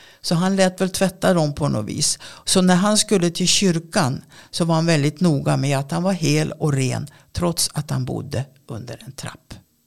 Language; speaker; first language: Swedish; native; Swedish